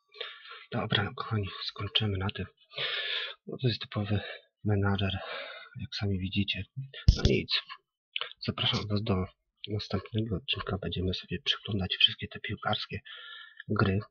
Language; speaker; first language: Polish; native; Polish